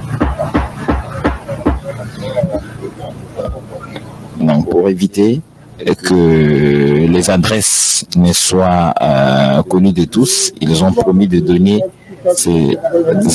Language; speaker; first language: French; non-native, local second language; Lingala